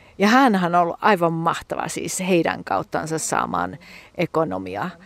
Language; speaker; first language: Finnish; early bilingual, heritage; Finnish